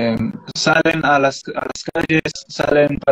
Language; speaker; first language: Spanish; non-native, learner; Arabic